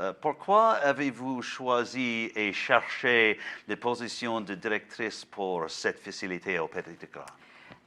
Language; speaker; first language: French; non-native, learner; English